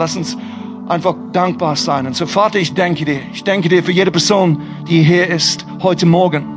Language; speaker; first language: German; non-native, fluent; English